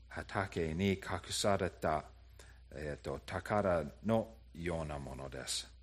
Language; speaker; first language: Japanese; non-native, fluent; English